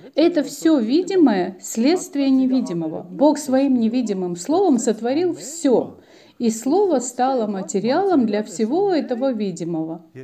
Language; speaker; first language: Russian; non-native, local second language; Armenian